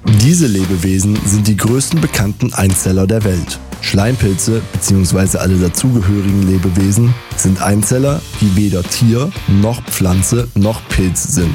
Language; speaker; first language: German; native; German